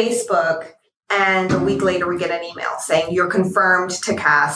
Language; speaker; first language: English; early bilingual, other home language; Spanish